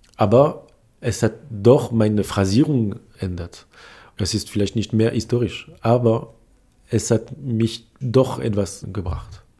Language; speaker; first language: German; non-native, fluent; French